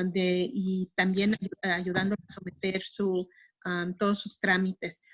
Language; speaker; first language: Spanish; early bilingual, heritage; Spanish